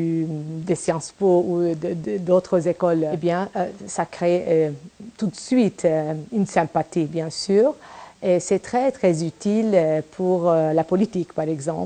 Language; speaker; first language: French; non-native, fluent; Turkish